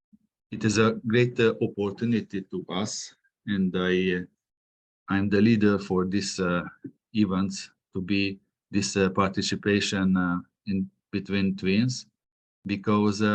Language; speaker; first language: English; non-native, fluent; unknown